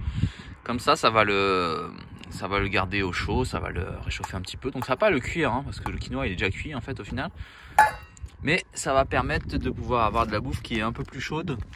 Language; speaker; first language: French; native; French